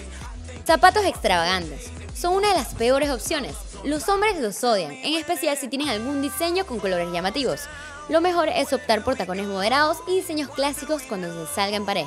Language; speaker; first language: Spanish; native; Spanish